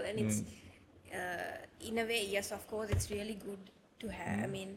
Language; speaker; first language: English; non-native, local second language; Sinhala